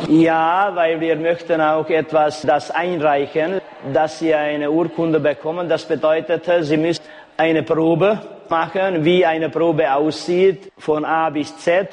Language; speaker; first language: German; non-native, local second language; Hungarian